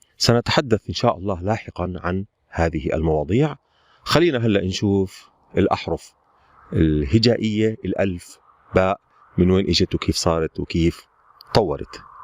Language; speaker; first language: Arabic; native; Arabic